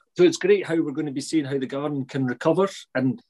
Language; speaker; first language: English; native; English